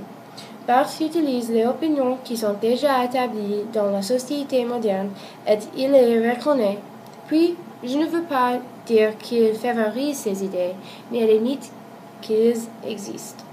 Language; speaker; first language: French; non-native, learner; English